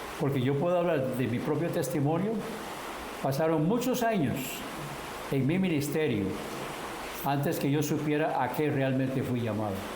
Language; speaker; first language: Spanish; non-native, local second language; English